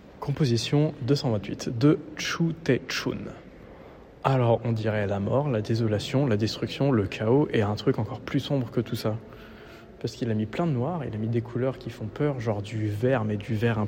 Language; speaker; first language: French; native; French